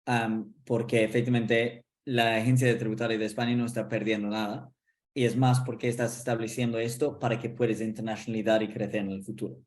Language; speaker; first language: Spanish; non-native, fluent; English